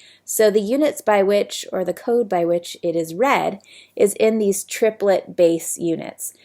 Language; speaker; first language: English; native; English